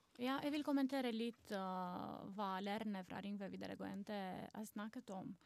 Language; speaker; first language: Norwegian; non-native, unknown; Romanian